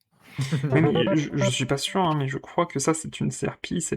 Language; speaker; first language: French; native; French